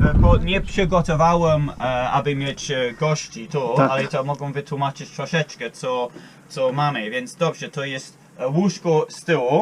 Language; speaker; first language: Polish; non-native, learner; English